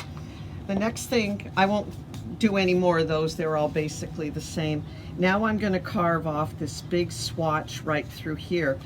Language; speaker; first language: English; native; English